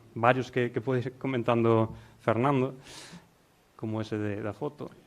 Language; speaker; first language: Spanish; non-native, local second language; Galician